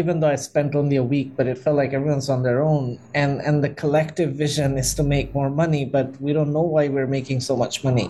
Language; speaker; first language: English; non-native, local second language; Bangla